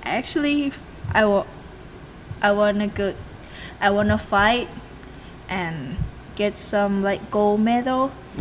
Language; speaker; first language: English; non-native, learner; Thai